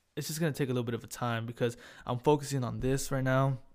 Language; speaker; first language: English; early bilingual, other home language; Spanish